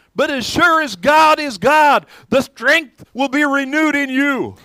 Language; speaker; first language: English; native; English